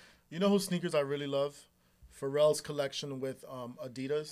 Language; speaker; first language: English; early bilingual, other home language; Spanish